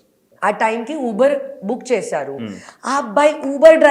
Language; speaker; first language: Telugu; non-native, local second language; Hindi